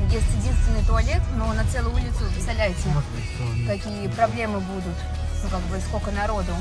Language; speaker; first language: Russian; native; Russian